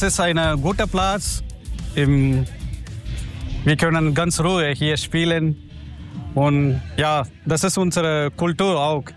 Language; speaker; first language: German; non-native, learner; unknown